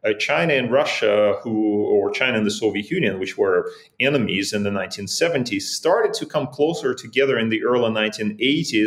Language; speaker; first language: English; non-native, fluent; Russian